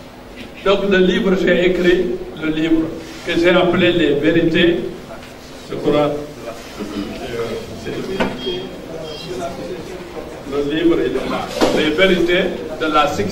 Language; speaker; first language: French; non-native, local second language; Fula